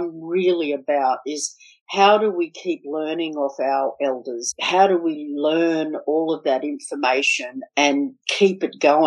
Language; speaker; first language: English; native; English